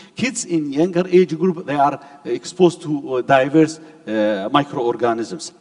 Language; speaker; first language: English; non-native, fluent; Arabic